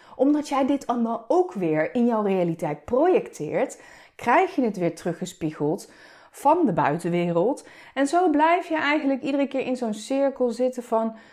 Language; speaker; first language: Dutch; early bilingual, other home language; Turkish